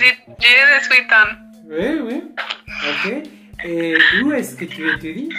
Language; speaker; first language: French; non-native, learner; Spanish